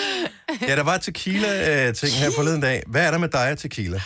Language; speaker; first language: Danish; native; Danish